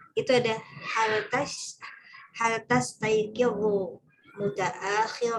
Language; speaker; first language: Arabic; non-native, learner; Indonesian